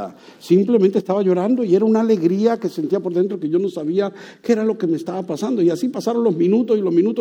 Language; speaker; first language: Spanish; native; Spanish